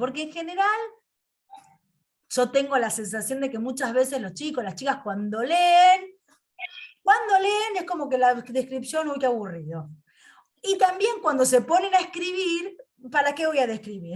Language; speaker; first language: Spanish; native; Spanish